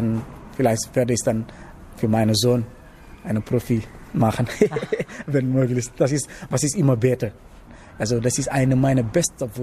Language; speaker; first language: German; non-native, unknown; Wolof